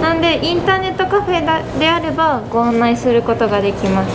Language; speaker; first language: Japanese; native; Japanese